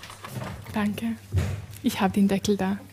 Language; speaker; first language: German; non-native, fluent; Hungarian